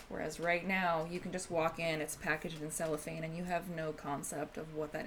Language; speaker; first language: English; native; English